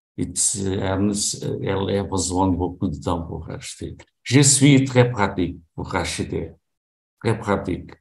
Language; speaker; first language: French; non-native, learner; Portuguese